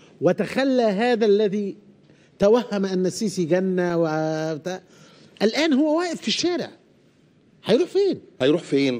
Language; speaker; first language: Arabic; native; Arabic